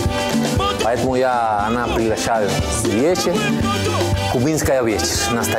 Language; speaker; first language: Russian; non-native, learner; Spanish